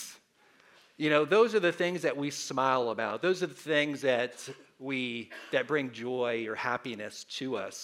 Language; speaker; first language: English; native; English